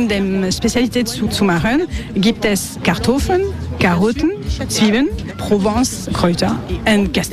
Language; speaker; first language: German; non-native, learner; French